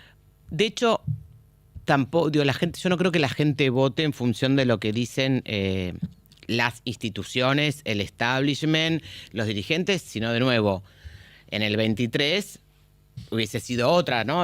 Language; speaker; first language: Spanish; native; Spanish